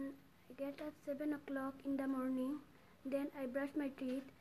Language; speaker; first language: English; non-native, learner; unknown